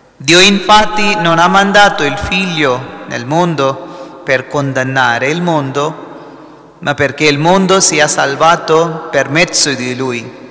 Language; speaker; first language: Italian; non-native, fluent; Malayalam